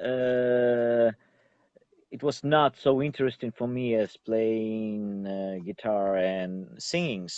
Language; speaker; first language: English; non-native, learner; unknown